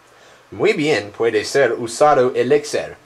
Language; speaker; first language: Spanish; non-native, learner; English